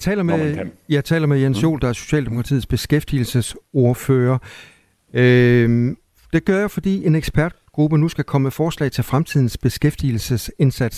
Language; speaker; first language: Danish; native; Danish